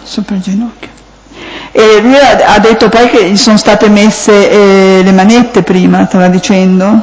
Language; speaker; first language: Italian; native; Italian